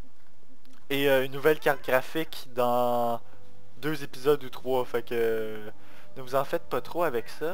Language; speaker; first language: French; native; French